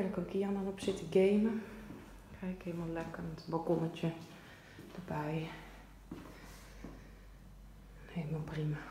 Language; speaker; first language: Dutch; native; Dutch